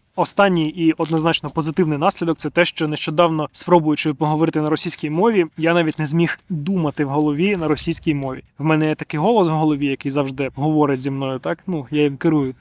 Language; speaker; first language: Ukrainian; non-native, local second language; Russian